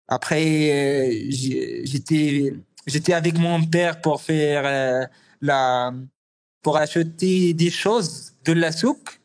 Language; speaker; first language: French; non-native, learner; Arabic